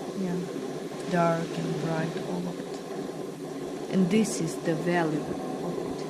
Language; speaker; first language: English; non-native, fluent; Armenian